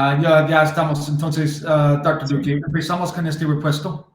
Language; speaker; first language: Spanish; non-native, learner; English